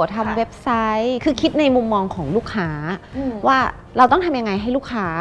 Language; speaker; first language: Thai; native; Thai